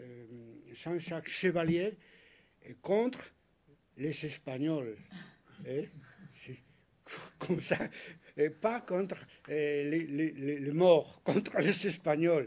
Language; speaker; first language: French; non-native, fluent; Spanish